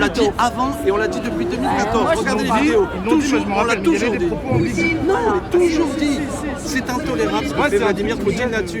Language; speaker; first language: French; native; French